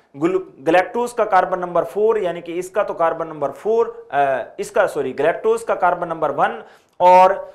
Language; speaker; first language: Hindi; native; Hindi